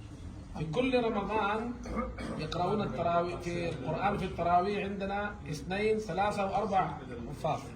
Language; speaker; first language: Arabic; non-native, fluent; Urdu